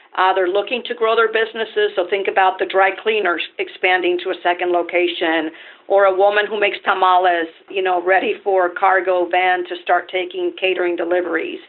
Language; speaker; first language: English; non-native, fluent; Spanish